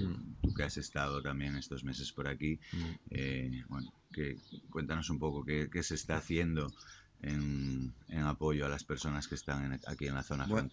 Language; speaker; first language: Spanish; native; Spanish